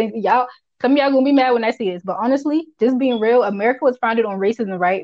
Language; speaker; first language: English; early bilingual, other home language; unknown